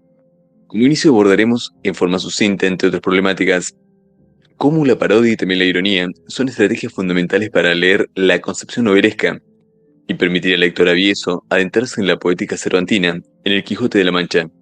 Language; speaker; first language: Spanish; native; Spanish